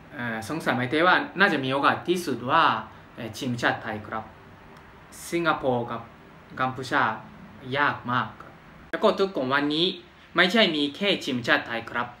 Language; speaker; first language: Thai; non-native, fluent; Japanese